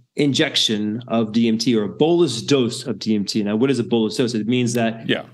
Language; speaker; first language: English; native; English